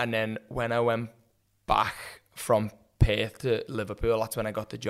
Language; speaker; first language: English; native; English